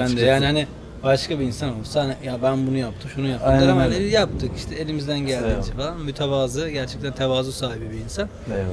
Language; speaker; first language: Turkish; native; Turkish